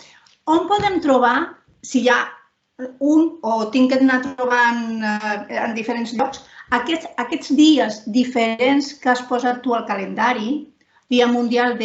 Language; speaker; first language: Catalan; non-native, local second language; Spanish